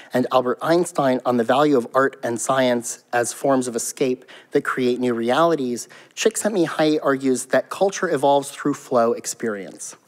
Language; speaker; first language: English; native; English